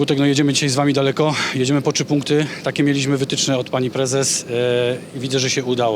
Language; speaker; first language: Polish; native; Polish